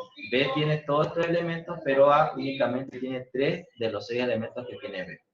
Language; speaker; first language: Spanish; native; Spanish